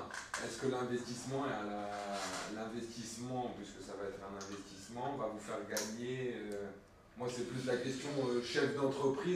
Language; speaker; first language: French; native; French